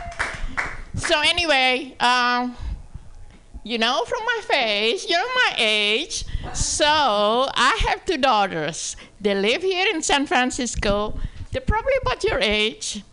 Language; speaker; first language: English; non-native, fluent; Indonesian